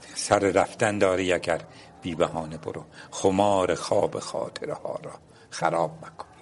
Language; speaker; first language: Persian; non-native, local second language; Azerbaijani